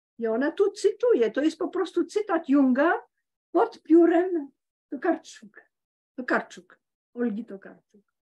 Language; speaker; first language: Polish; early bilingual, heritage; Polish